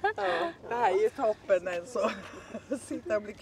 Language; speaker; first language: Swedish; native; Swedish